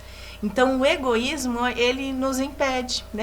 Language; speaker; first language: Portuguese; native; Portuguese